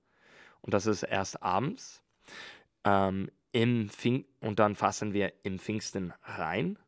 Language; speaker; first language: German; non-native, learner; English